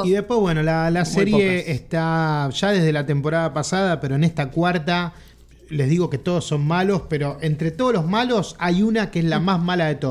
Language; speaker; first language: Spanish; native; Spanish